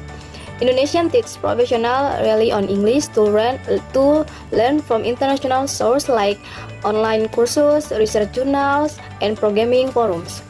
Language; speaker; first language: English; non-native, learner; Indonesian